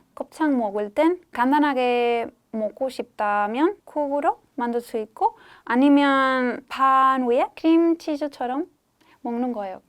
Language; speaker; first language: Korean; non-native, fluent; Spanish